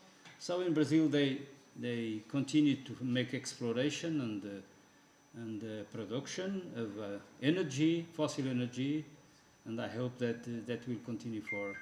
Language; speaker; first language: English; non-native, fluent; Portuguese